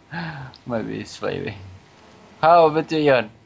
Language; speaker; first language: English; non-native, learner; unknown